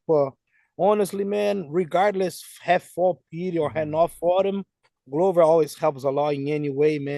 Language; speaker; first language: English; non-native, fluent; Portuguese